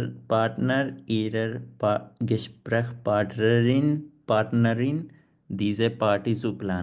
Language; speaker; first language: German; non-native, learner; Punjabi